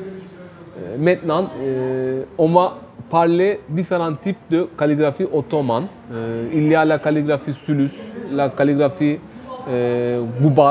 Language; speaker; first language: French; non-native, fluent; Turkish